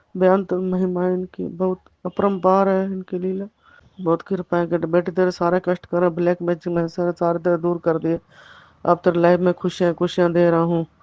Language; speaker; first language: Hindi; native; Hindi